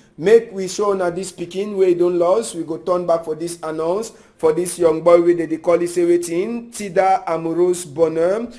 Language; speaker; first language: Nigerian Pidgin; native; Nigerian Pidgin